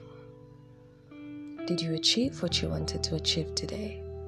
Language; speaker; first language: English; non-native, local second language; Swahili